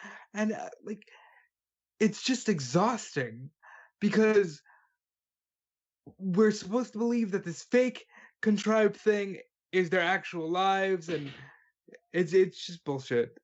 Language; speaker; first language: English; native; English